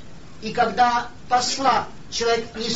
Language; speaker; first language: Polish; non-native, learner; Russian